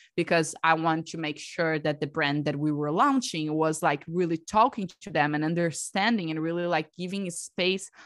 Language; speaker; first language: English; non-native, fluent; Portuguese